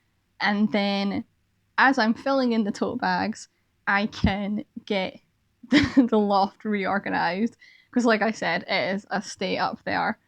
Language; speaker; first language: English; native; English